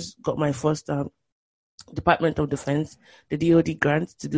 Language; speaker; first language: English; non-native, local second language; Yoruba